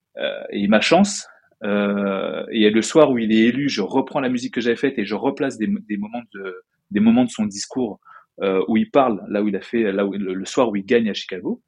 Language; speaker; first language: French; native; French